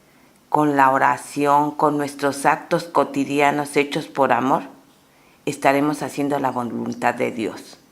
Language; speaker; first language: Spanish; native; Spanish